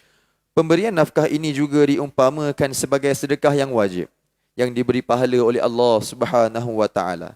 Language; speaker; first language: Malay; native; Malay